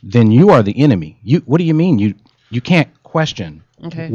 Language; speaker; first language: English; native; English